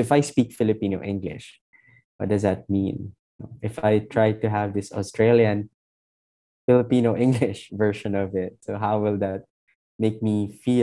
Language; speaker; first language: English; non-native, local second language; Filipino